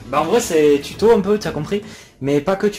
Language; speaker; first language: French; native; French